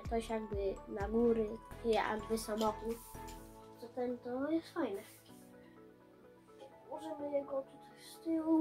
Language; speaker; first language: Polish; early bilingual, heritage; Polish